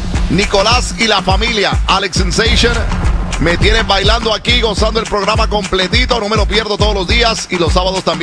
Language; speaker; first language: Spanish; native; Spanish